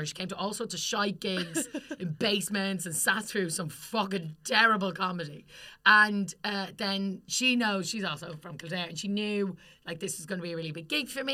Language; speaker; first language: English; native; English